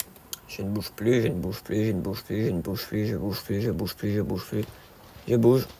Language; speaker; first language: French; native; French